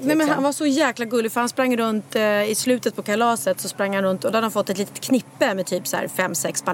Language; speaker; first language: Swedish; native; Swedish